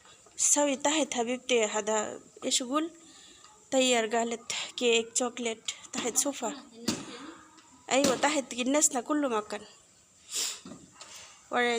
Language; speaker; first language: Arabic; non-native, learner; Bangla